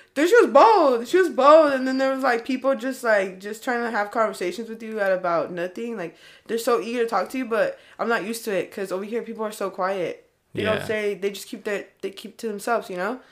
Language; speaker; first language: English; native; English